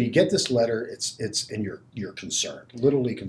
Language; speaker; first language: English; native; English